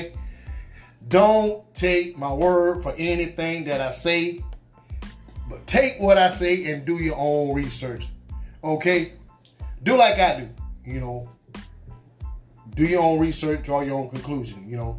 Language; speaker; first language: English; native; English